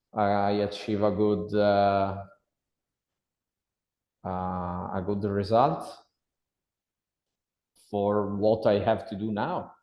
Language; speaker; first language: English; non-native, learner; Italian